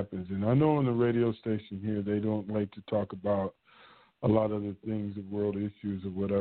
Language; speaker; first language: English; native; English